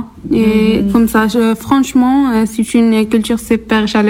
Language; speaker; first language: French; non-native, learner; Arabic